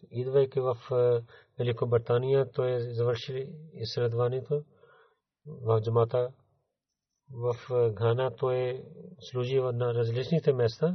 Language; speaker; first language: Bulgarian; non-native, learner; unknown